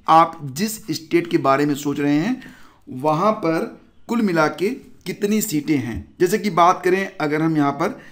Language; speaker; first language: Hindi; native; Hindi